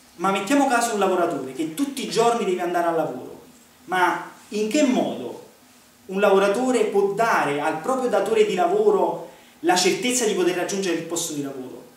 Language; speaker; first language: Italian; native; Italian